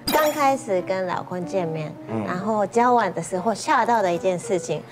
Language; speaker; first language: Chinese; non-native, fluent; Japanese